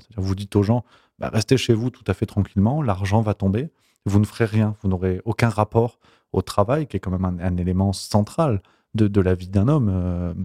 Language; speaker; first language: French; native; French